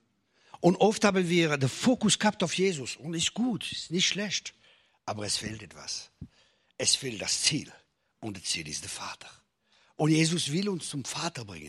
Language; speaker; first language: German; non-native, fluent; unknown